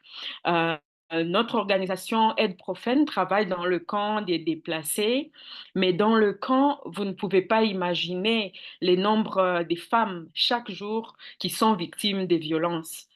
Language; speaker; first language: French; non-native, local second language; Swahili